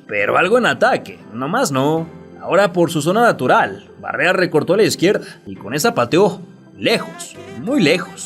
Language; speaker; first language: Spanish; native; Spanish